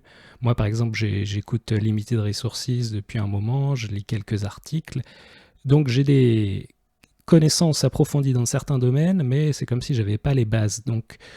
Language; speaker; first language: French; native; French